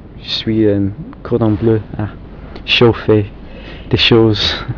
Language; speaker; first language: French; non-native, fluent; English